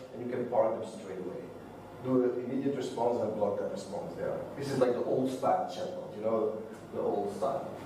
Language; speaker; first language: English; non-native, fluent; Dutch